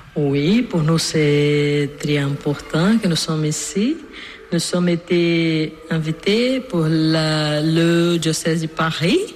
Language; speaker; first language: French; non-native, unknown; Portuguese